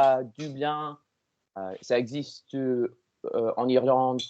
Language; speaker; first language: French; non-native, learner; English